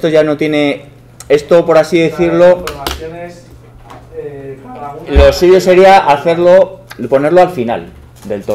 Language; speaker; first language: Spanish; native; Spanish